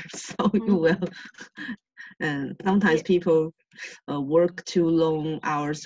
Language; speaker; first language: English; non-native, learner; Chinese